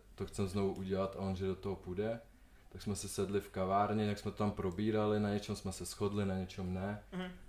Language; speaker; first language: Czech; early bilingual, other home language; Slovak